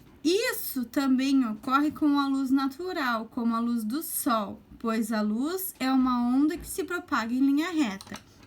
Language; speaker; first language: Portuguese; native; Portuguese